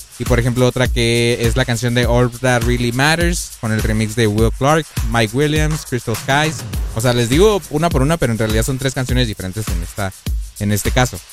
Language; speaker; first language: Spanish; native; Spanish